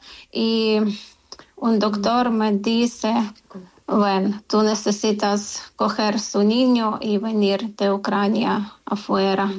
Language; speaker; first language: Spanish; non-native, learner; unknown